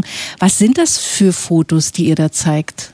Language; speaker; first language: German; native; German